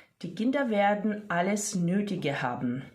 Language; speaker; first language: German; non-native, fluent; Ukrainian